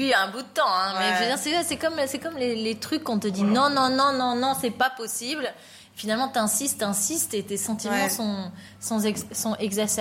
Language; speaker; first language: French; native; French